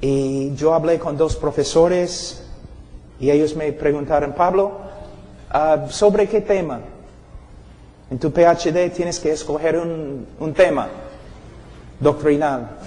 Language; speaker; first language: Spanish; non-native, fluent; English